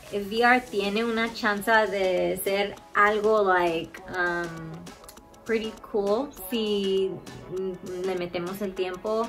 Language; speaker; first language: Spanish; early bilingual, heritage; Spanish